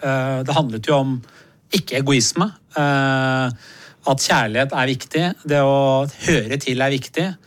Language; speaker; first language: Norwegian; early bilingual, other home language; Persian